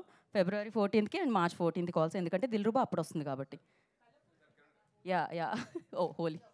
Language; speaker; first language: Telugu; native; Telugu